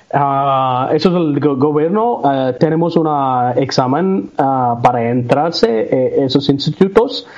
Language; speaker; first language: Spanish; non-native, learner; Tamil